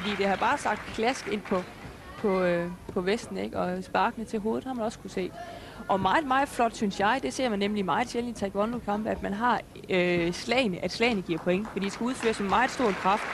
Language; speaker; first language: Danish; native; Danish